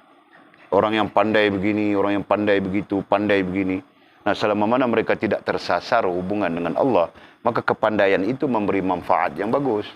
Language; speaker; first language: Malay; native; Malay